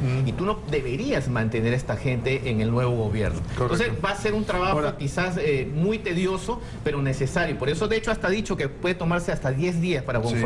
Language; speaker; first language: Spanish; native; Spanish